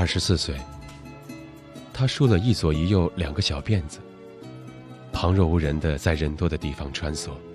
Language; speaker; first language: Chinese; native; Chinese